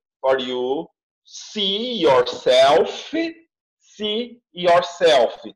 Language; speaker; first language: English; non-native, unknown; Portuguese